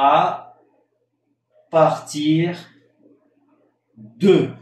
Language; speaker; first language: French; non-native, fluent; Spanish